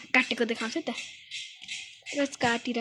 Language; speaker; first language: Nepali; native; Nepali